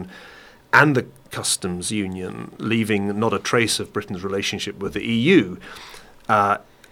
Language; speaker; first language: English; native; English